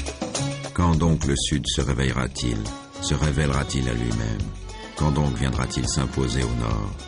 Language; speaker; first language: French; native; French